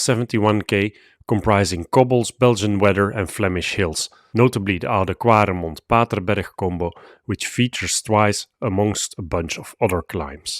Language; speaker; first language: English; non-native, fluent; Dutch